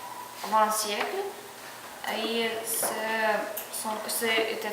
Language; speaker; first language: French; non-native, learner; Ukrainian